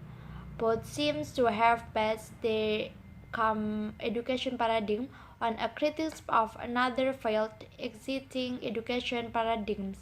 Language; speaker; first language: English; non-native, learner; Indonesian